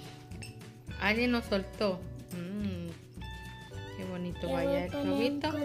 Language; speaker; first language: Spanish; native; Spanish